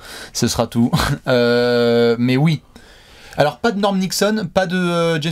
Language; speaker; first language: French; native; French